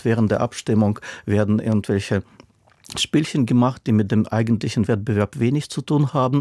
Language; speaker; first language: German; non-native, fluent; Russian